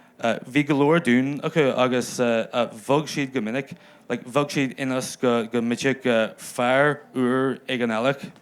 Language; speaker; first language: Irish; non-native, local second language; English